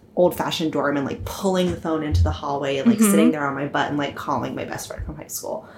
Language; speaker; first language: English; native; English